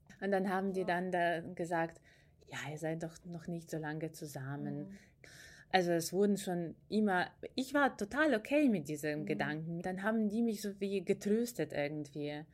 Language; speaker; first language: German; non-native, fluent; Ukrainian